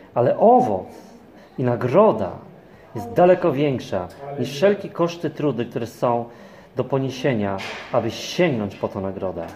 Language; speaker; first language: Polish; native; Polish